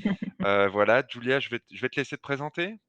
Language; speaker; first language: French; native; French